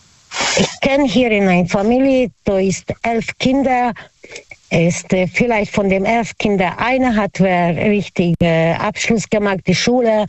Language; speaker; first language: German; non-native, learner; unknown